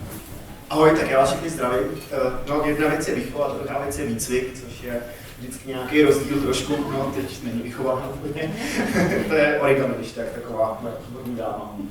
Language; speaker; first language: Czech; native; Czech